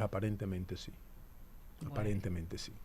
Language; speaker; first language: Spanish; native; Spanish